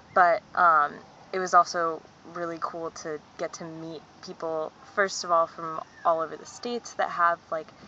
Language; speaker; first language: English; native; English